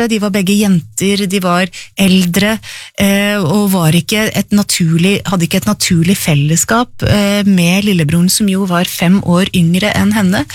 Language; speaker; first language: Norwegian; native; Norwegian